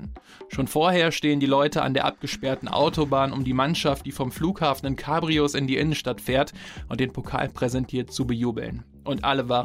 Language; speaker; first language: German; native; German